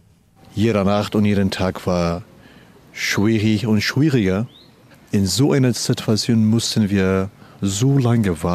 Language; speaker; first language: German; non-native, fluent; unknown